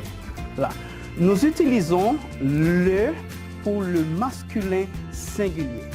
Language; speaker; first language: French; non-native, fluent; Spanish